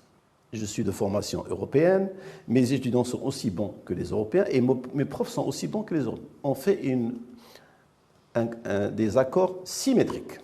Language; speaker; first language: French; non-native, local second language; Arabic